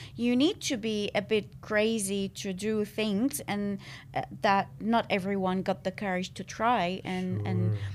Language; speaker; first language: English; non-native, fluent; Arabic